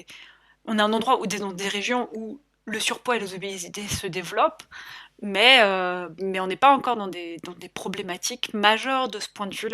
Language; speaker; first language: French; native; French